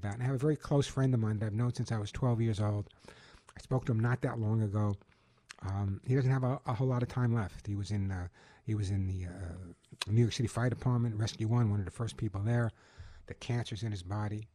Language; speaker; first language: English; native; English